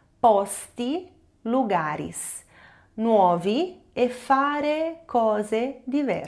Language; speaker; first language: Italian; non-native, fluent; Portuguese